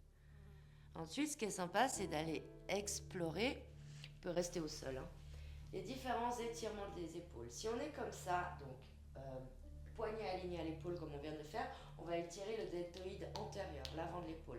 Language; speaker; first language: French; native; French